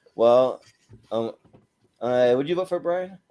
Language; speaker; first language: English; native; English